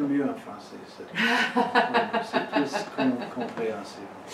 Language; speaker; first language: French; non-native, learner; English